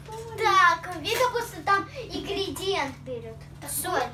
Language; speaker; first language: Russian; early bilingual, heritage; Russian